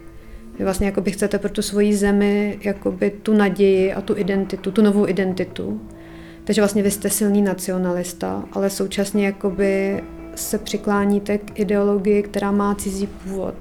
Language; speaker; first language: Czech; early bilingual, other home language; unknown